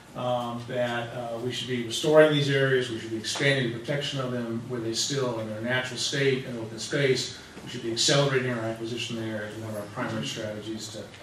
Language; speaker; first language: English; native; English